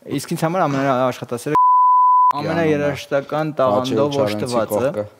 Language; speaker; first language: Armenian; native; Armenian